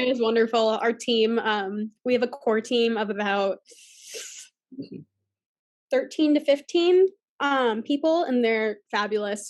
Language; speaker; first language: English; native; English